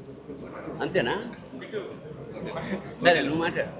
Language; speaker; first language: Telugu; native; Telugu